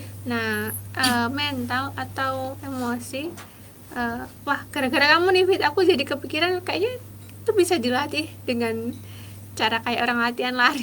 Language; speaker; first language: Indonesian; native; Indonesian